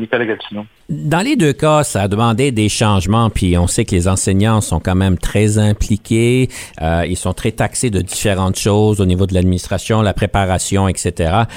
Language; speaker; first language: French; native; French